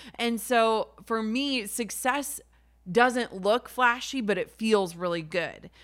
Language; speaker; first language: English; native; English